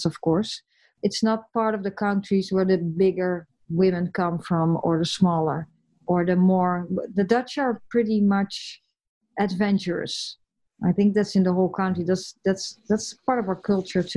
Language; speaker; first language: English; non-native, fluent; Dutch